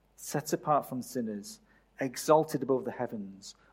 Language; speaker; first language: English; native; English